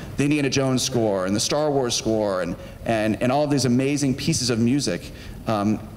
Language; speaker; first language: English; native; English